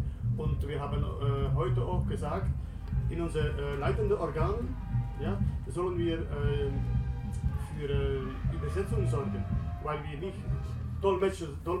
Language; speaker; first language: German; non-native, learner; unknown